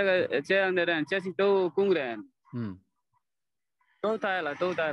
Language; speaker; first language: Chinese; non-native, learner; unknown